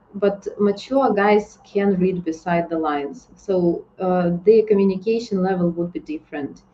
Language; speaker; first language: English; non-native, fluent; Ukrainian